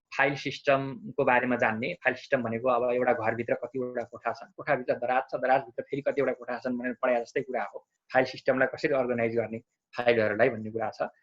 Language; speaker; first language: Nepali; native; Nepali